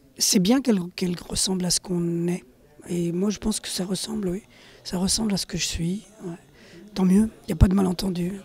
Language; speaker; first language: French; early bilingual, other home language; Spanish